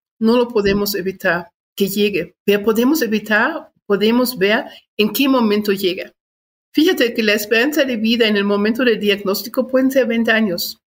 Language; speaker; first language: Spanish; non-native, fluent; German